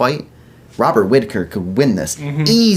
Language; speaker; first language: English; native; English